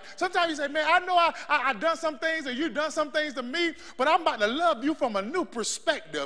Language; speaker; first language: English; native; English